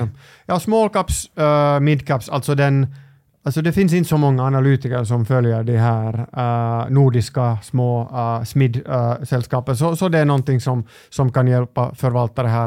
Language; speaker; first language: Swedish; non-native, local second language; Finnish